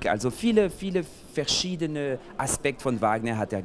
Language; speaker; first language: German; non-native, fluent; French